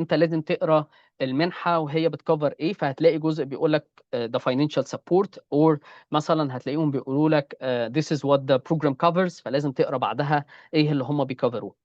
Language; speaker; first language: Arabic; native; Arabic